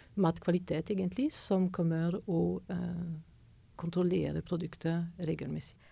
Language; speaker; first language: Norwegian; non-native, fluent; French